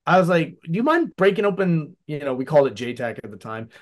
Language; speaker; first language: English; native; English